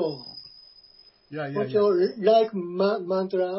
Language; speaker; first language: English; non-native, learner; Japanese